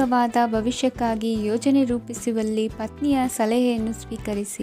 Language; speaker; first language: Kannada; native; Kannada